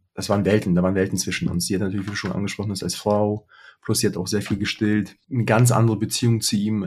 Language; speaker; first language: German; early bilingual, other home language; Russian